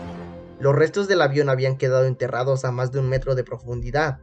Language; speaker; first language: Spanish; native; Spanish